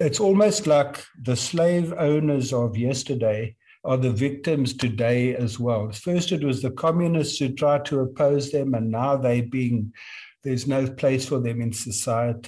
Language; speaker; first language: English; native; English